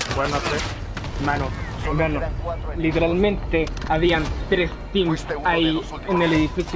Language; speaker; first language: Spanish; native; Spanish